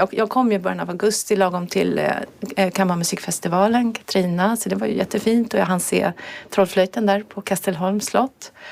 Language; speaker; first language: Swedish; native; Swedish